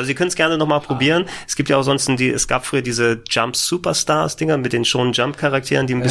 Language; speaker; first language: German; native; German